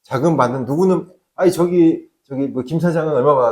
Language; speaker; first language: Korean; native; Korean